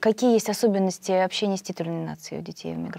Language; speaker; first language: Russian; native; Russian